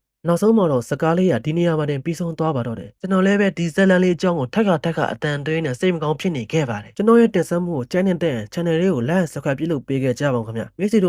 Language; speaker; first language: Burmese; native; Burmese